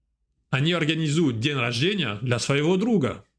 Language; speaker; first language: Russian; non-native, fluent; French